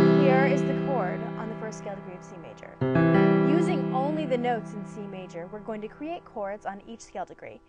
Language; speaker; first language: English; native; English